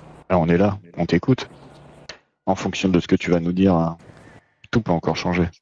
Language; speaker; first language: French; native; French